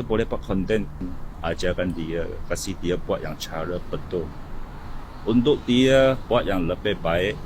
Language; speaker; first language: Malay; non-native, local second language; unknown